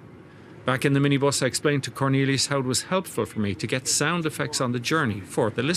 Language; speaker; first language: English; native; English